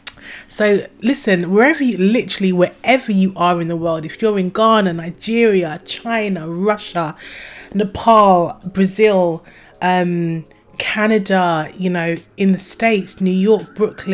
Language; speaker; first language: English; native; English